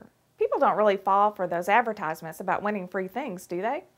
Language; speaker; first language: English; native; English